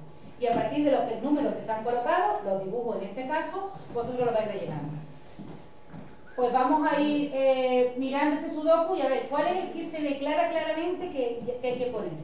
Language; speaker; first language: Spanish; native; Spanish